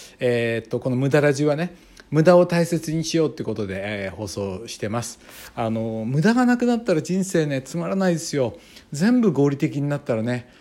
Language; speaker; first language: Japanese; native; Japanese